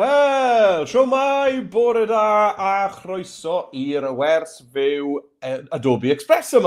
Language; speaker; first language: Welsh; native; Welsh